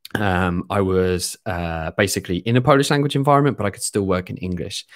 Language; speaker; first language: English; native; English